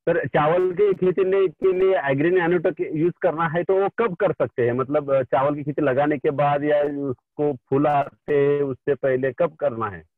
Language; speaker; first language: Hindi; non-native, local second language; Marathi